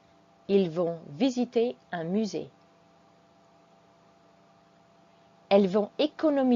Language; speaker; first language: French; non-native, fluent; English